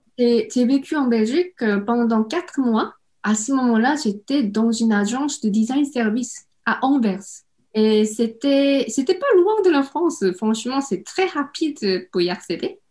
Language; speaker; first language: French; non-native, fluent; Korean